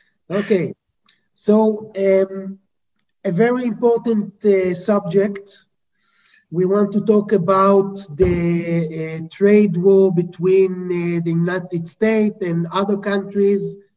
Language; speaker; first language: English; non-native, fluent; Hebrew